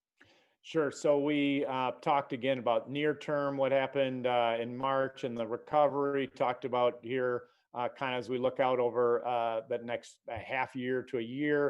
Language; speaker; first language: English; native; English